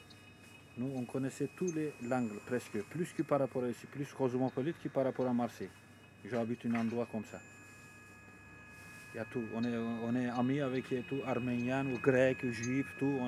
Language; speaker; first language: French; non-native, learner; Turkish